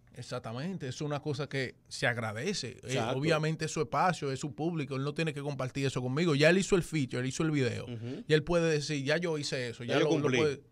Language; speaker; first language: Spanish; early bilingual, heritage; Spanish